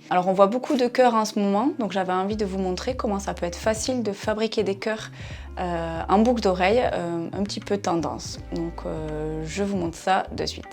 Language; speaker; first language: French; native; French